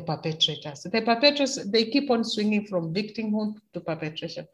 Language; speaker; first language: English; non-native, local second language; Luyia